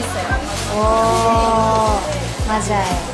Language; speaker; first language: Korean; non-native, learner; Japanese